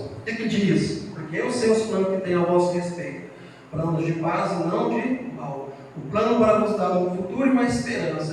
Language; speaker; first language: Portuguese; native; Portuguese